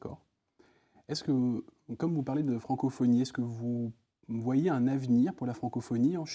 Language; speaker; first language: French; native; French